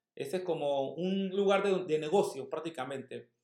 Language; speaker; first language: Spanish; native; Spanish